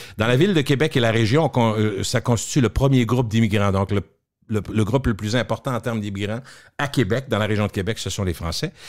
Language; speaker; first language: French; native; French